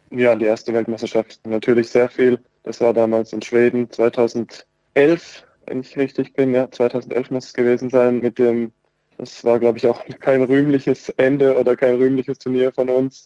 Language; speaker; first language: German; native; German